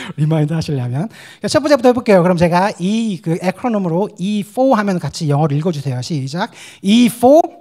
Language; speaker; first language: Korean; native; Korean